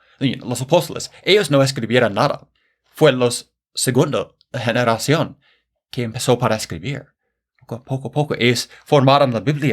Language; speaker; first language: Spanish; non-native, fluent; English